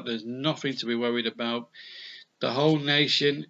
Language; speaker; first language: English; native; English